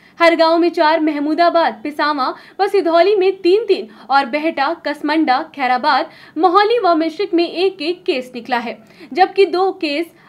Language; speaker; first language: Hindi; native; Hindi